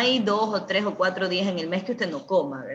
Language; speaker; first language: Spanish; native; Spanish